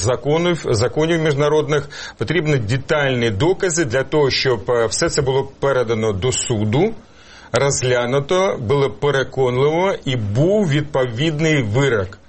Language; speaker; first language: Ukrainian; native; Ukrainian